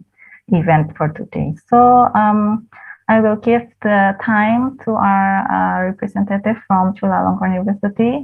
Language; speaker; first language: English; non-native, fluent; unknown